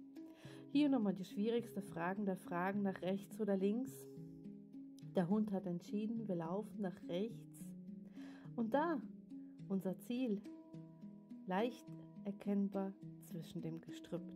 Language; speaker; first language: German; native; German